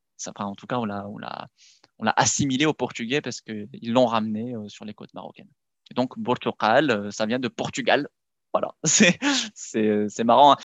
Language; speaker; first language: French; non-native, local second language; Arabic